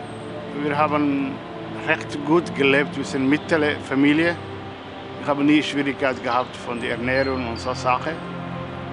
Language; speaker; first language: German; non-native, learner; Somali